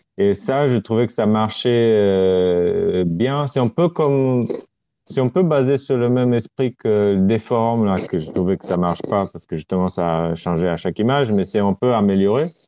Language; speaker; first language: French; non-native, fluent; Romanian